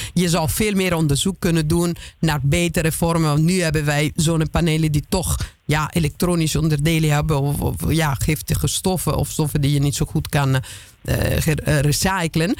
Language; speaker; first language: Dutch; non-native, fluent; Italian